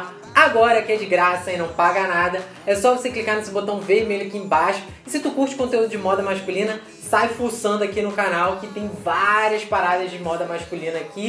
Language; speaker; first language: Portuguese; native; Portuguese